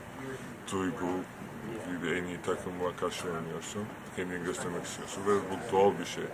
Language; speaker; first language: Turkish; non-native, fluent; Georgian